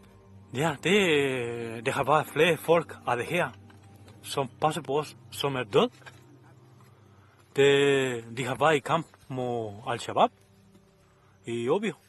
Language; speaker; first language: Danish; non-native, fluent; Spanish